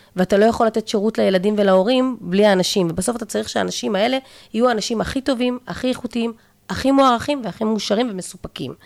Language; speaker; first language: Hebrew; native; Hebrew